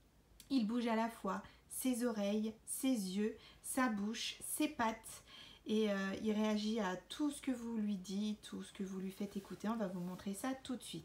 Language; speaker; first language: French; native; French